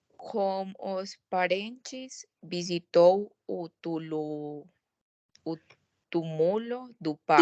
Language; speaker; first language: Portuguese; non-native, learner; Spanish